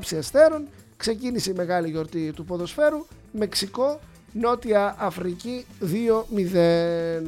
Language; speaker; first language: Greek; native; Greek